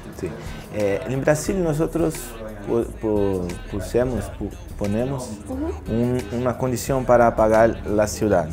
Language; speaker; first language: Spanish; non-native, learner; Portuguese